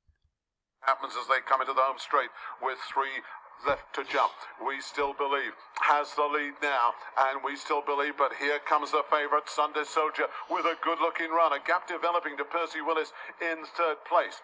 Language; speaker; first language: English; native; English